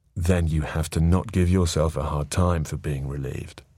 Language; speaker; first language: English; native; English